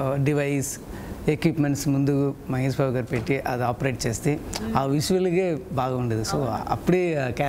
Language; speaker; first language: Telugu; non-native, learner; Tamil